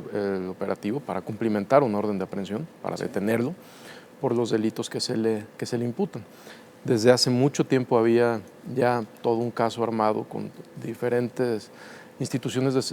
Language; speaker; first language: Spanish; native; Spanish